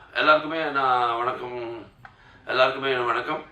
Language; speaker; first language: Tamil; non-native, local second language; Telugu